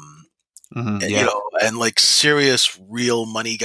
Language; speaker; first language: English; native; English